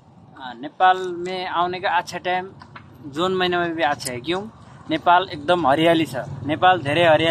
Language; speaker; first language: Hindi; non-native, learner; Nepali